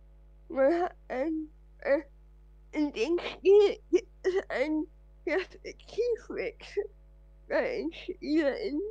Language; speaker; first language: German; non-native, fluent; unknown